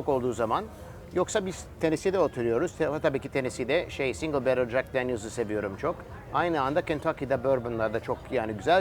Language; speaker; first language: Turkish; early bilingual, heritage; Turkish